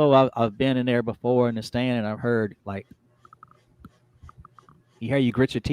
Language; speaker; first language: English; native; English